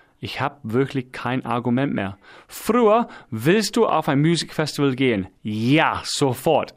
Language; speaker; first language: German; non-native, fluent; English